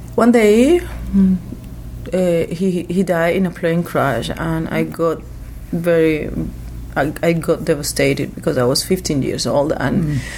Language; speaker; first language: English; non-native, fluent; Spanish